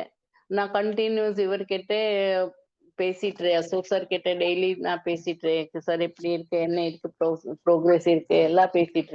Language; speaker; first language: Tamil; non-native, learner; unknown